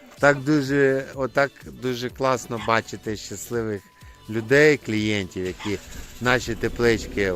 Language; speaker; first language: Ukrainian; native; Ukrainian